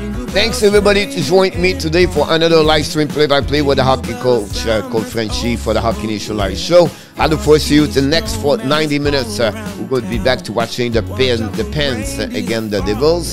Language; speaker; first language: English; non-native, fluent; French